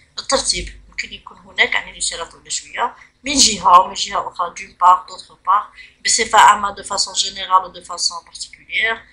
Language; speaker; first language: French; non-native, local second language; Arabic